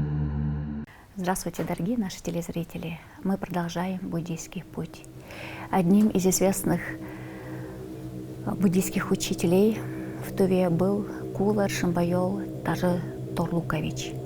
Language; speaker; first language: Russian; non-native, local second language; Tuvinian